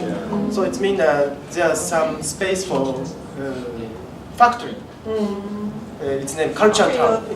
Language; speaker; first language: English; non-native, learner; Japanese